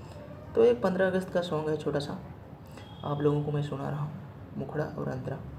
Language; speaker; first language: Hindi; native; Hindi